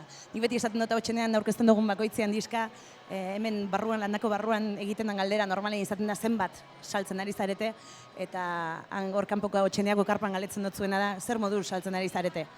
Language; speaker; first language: Basque; native; Basque